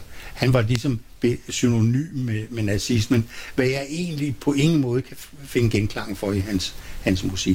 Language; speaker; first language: Danish; native; Danish